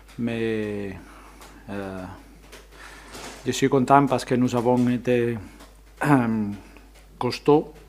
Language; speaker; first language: French; non-native, fluent; Spanish